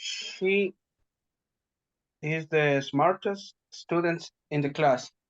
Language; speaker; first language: English; non-native, learner; Spanish